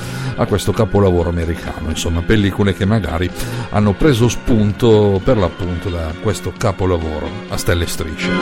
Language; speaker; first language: Italian; native; Italian